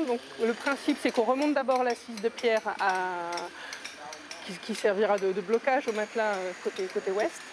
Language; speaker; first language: French; native; French